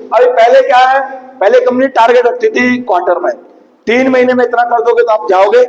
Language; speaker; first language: Hindi; native; Hindi